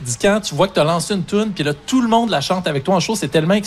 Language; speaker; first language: French; native; French